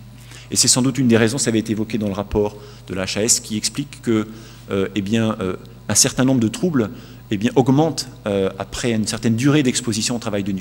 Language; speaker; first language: French; native; French